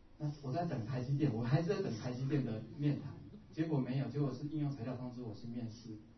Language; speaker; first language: Chinese; native; Chinese